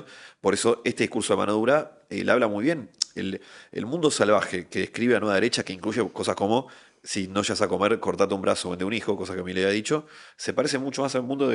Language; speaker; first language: Spanish; native; Spanish